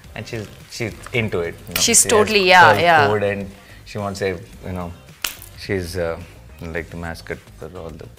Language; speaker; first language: English; non-native, local second language; Telugu